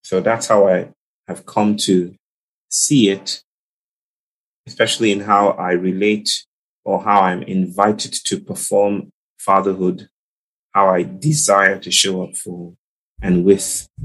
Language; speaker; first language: English; non-native, local second language; Yoruba